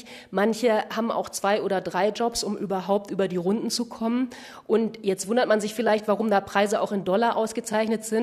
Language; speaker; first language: German; native; German